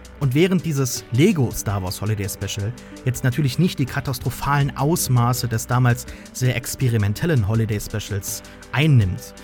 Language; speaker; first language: German; native; German